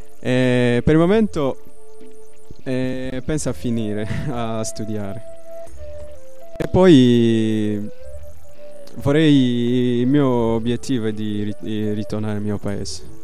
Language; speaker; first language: Italian; non-native, fluent; Rundi